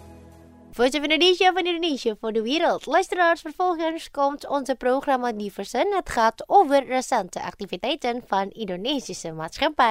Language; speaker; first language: Dutch; non-native, fluent; Indonesian